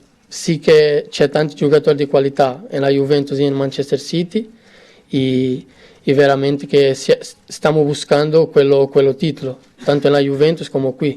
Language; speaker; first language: Italian; non-native, fluent; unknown